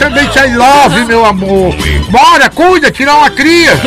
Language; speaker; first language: Portuguese; native; Portuguese